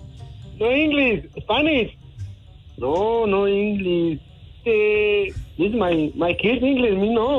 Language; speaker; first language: English; non-native, learner; Spanish